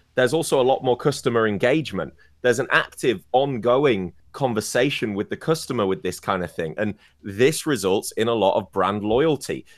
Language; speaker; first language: English; native; English